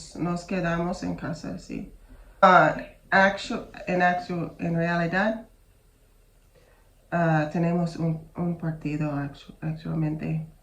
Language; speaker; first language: Spanish; non-native, learner; English